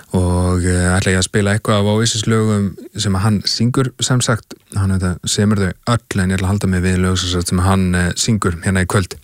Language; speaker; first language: Icelandic; native; Icelandic